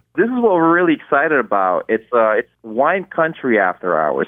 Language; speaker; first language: English; non-native, local second language; Filipino